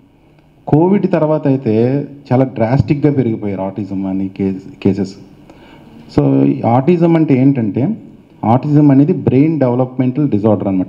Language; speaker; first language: Telugu; native; Telugu